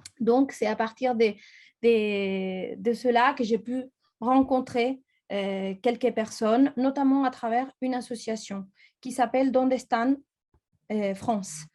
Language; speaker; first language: French; non-native, fluent; Spanish